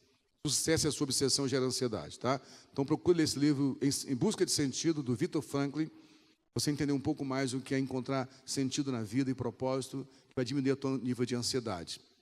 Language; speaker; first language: Portuguese; native; Portuguese